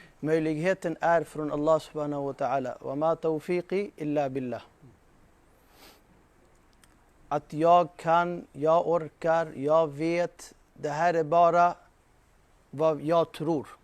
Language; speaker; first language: Swedish; non-native, fluent; Urdu